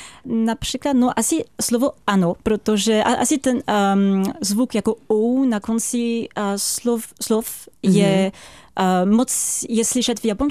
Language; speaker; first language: Czech; non-native, fluent; French